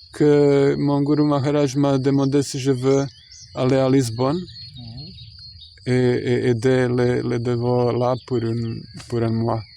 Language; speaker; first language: French; non-native, fluent; Croatian